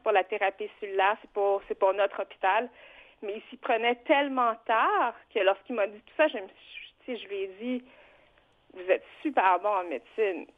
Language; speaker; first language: French; early bilingual, other home language; Vietnamese